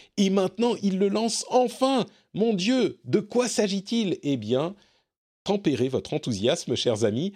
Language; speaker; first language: French; native; French